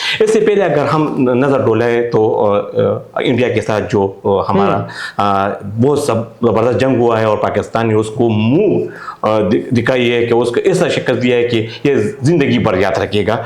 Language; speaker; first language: Urdu; non-native, local second language; Pashto